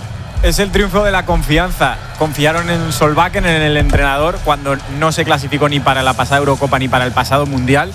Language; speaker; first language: Spanish; native; Spanish